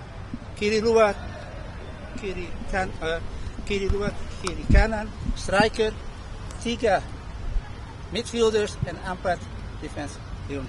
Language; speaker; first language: Indonesian; early bilingual, heritage; Indonesian